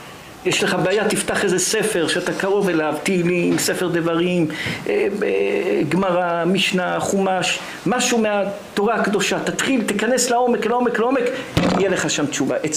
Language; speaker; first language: Hebrew; native; Hebrew